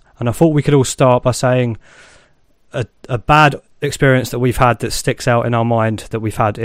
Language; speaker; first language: English; native; English